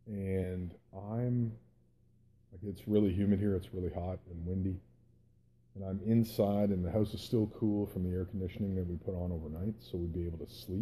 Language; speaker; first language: English; native; English